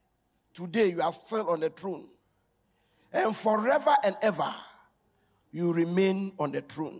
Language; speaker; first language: English; non-native, local second language; Akan